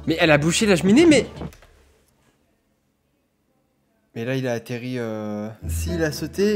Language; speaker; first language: French; native; French